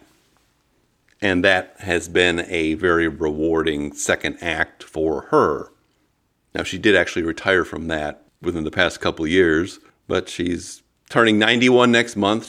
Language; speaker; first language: English; native; English